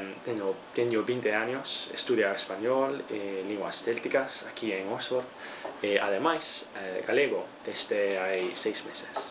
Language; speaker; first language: Spanish; non-native, fluent; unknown